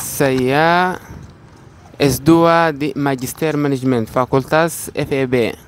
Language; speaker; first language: Indonesian; non-native, learner; Arabic